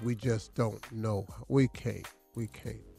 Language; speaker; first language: English; native; English